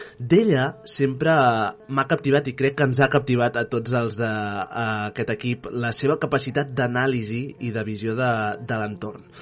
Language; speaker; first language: Catalan; native; Catalan